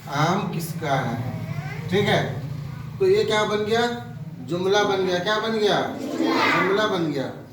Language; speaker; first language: Hindi; non-native, local second language; Urdu